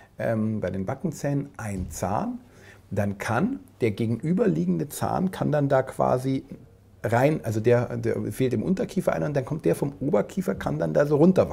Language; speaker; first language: German; native; German